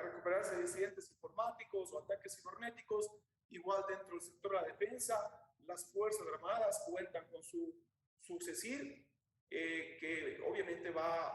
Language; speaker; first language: Spanish; native; Spanish